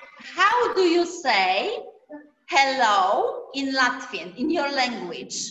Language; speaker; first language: English; non-native, fluent; Polish